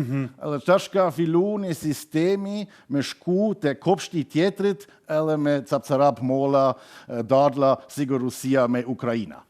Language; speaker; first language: Albanian; non-native, fluent; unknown